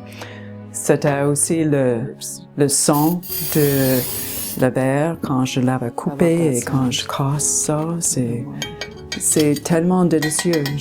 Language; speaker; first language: French; non-native, local second language; English